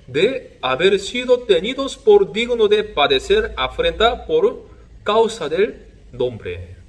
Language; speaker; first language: Spanish; non-native, fluent; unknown